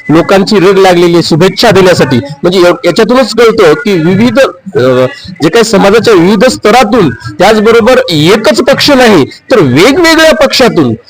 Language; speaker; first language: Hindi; non-native, local second language; Urdu